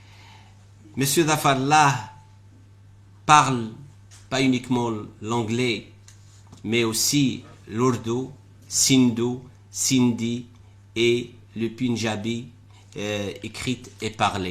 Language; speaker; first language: French; non-native, local second language; Arabic